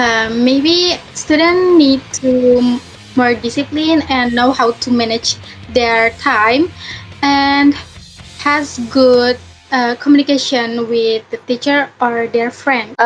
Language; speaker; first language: English; non-native, learner; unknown